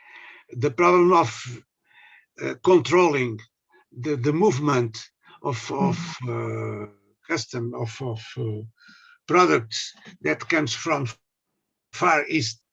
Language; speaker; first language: English; non-native, learner; Portuguese